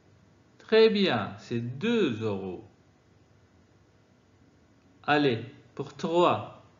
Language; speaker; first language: French; non-native, fluent; Arabic